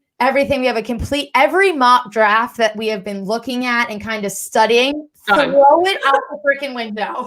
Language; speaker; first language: English; native; English